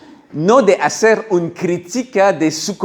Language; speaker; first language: Spanish; non-native, learner; French